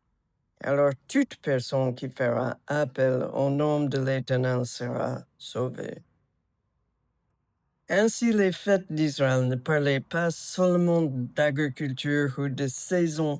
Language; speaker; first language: French; non-native, fluent; English